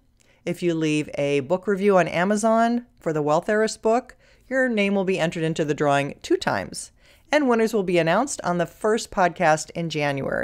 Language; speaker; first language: English; native; English